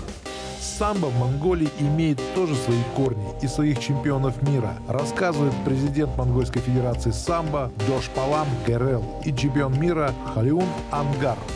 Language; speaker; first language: Russian; native; Russian